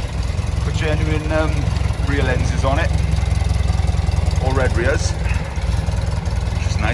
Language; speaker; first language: English; native; English